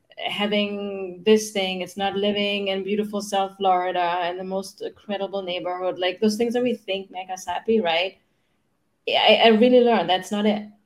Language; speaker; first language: English; non-native, fluent; German